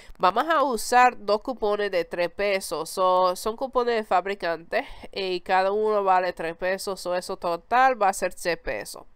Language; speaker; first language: Spanish; early bilingual, heritage; Spanish